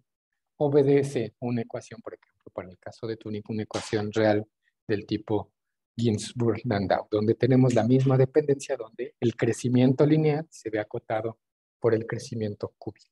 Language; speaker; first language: Spanish; native; Spanish